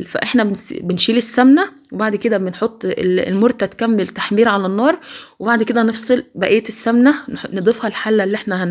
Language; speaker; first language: Arabic; native; Arabic